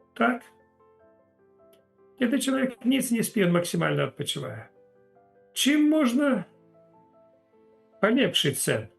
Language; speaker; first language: Polish; non-native, fluent; Russian